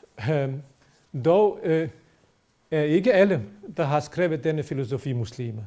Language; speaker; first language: Danish; non-native, fluent; Bosnian